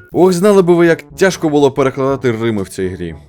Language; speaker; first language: Ukrainian; non-native, local second language; Russian